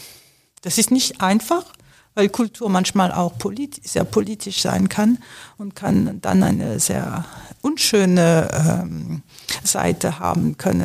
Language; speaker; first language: German; non-native, fluent; French